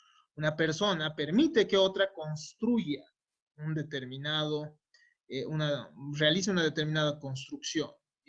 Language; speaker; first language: Spanish; native; Spanish